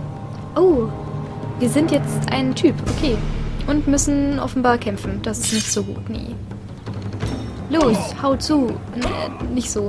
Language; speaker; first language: German; native; German